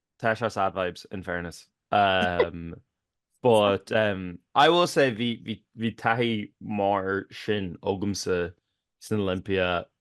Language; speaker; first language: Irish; native; Irish